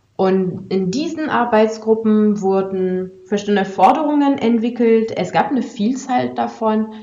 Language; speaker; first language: German; non-native, fluent; French